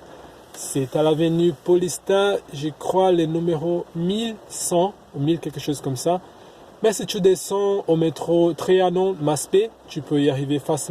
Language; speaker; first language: French; non-native, fluent; Portuguese